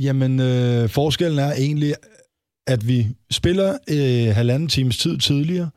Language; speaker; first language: Danish; native; Danish